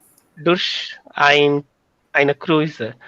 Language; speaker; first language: German; non-native, learner; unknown